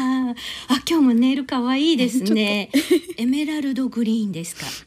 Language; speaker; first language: Japanese; native; Japanese